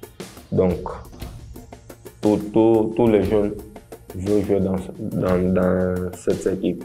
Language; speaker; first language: French; non-native, fluent; Portuguese